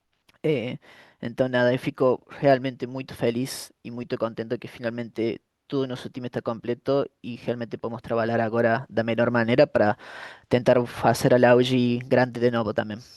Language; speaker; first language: Portuguese; non-native, fluent; Spanish